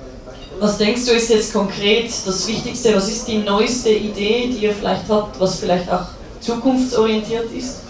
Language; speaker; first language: German; native; German